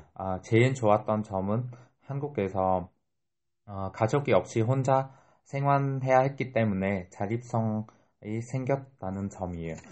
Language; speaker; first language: Korean; non-native, fluent; Vietnamese